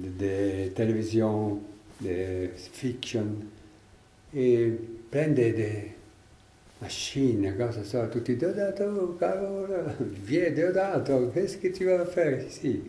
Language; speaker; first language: French; non-native, learner; Italian